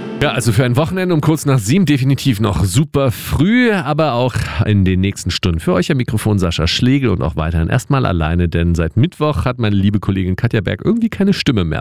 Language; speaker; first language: German; native; German